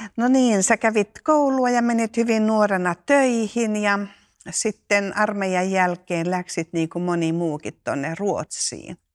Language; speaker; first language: Finnish; native; Finnish